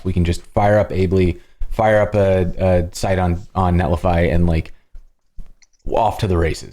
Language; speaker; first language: English; native; English